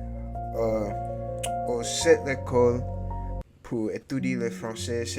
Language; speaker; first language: French; non-native, learner; English